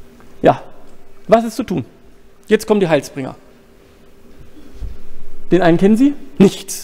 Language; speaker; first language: German; native; German